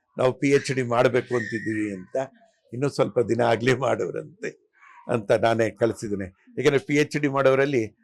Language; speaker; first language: Kannada; non-native, local second language; Telugu